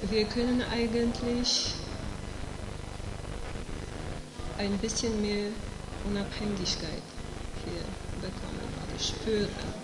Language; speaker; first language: German; non-native, fluent; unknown